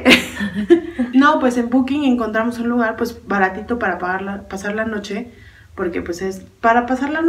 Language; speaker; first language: Spanish; native; Spanish